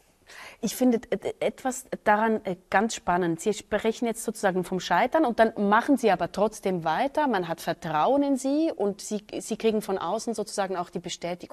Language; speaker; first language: German; native; German